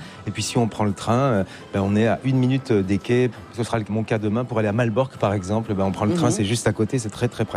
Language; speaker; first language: French; native; French